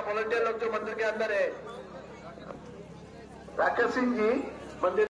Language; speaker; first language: Hindi; non-native, local second language; Bangla